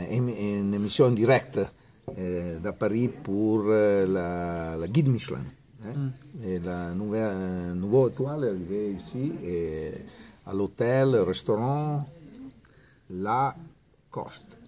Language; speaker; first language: French; non-native, learner; Italian